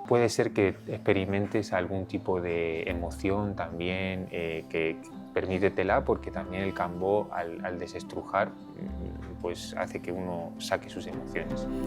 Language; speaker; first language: Spanish; native; Spanish